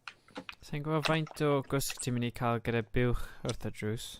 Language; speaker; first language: Welsh; native; Welsh